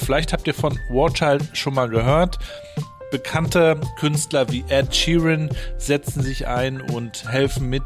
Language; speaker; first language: German; native; German